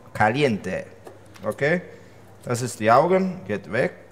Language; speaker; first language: German; non-native, learner; Italian